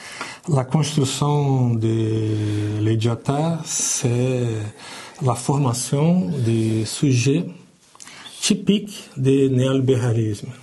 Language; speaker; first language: French; non-native, learner; Portuguese